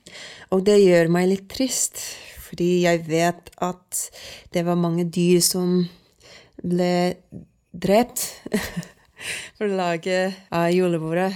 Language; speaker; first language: Norwegian; non-native, fluent; Swedish